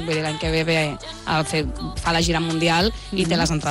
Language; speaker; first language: Catalan; native; Catalan